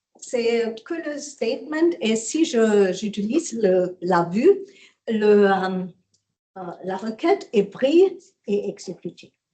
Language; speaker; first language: French; non-native, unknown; German